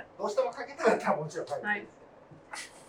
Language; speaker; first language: Japanese; native; Japanese